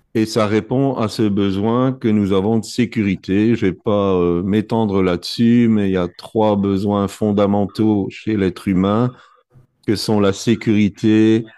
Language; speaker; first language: French; native; French